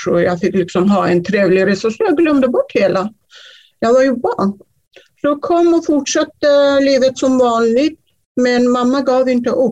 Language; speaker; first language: Swedish; non-native, fluent; Kurdish